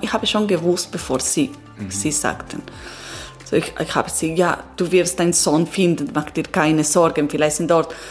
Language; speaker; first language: German; non-native, learner; Italian